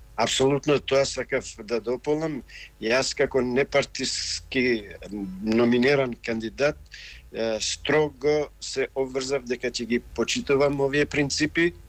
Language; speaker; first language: Macedonian; non-native, local second language; Albanian